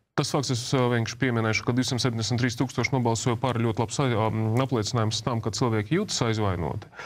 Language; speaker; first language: Latvian; non-native, local second language; Russian